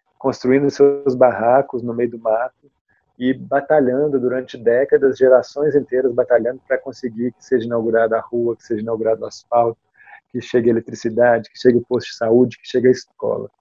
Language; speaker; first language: Portuguese; native; Portuguese